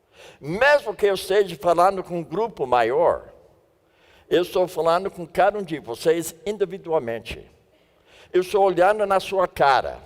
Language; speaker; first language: Portuguese; non-native, fluent; English